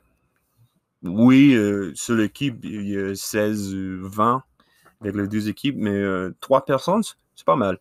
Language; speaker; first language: French; non-native, learner; English